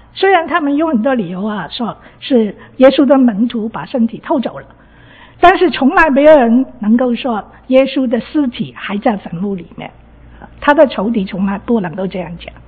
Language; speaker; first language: Chinese; non-native, local second language; Cantonese